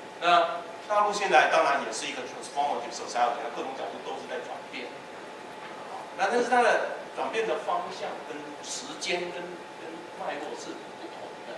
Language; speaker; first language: Chinese; native; Chinese